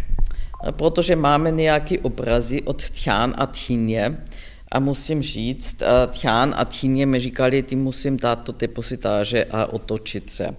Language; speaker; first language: Czech; non-native, learner; German